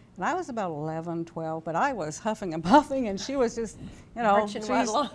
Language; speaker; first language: English; native; English